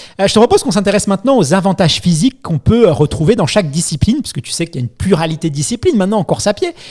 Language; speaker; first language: French; native; French